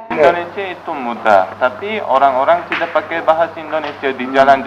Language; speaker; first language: Indonesian; non-native, learner; Uzbek